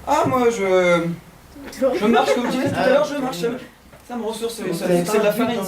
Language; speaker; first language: French; native; French